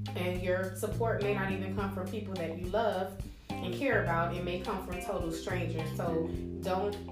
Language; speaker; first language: English; native; English